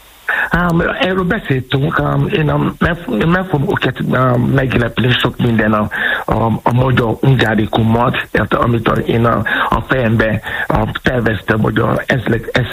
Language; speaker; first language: Hungarian; non-native, learner; Yoruba